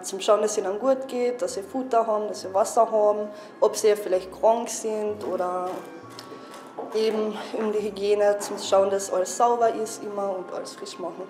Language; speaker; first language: German; native; German